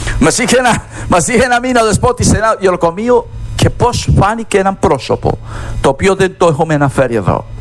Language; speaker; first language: Greek; non-native, fluent; Spanish